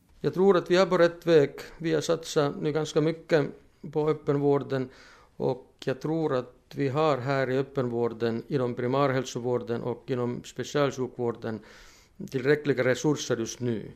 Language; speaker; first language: Swedish; non-native, fluent; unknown